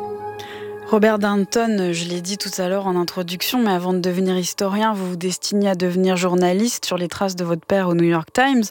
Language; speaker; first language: French; native; French